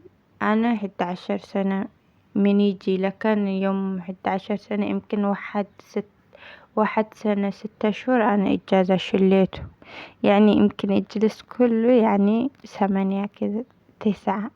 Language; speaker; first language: Arabic; non-native, learner; Amharic